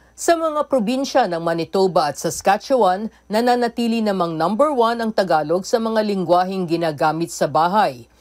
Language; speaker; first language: Filipino; native; Filipino